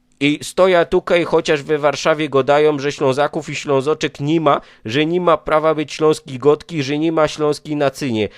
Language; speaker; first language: Polish; native; Polish